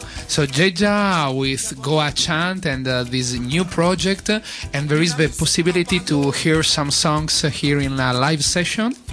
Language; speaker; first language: English; non-native, learner; Italian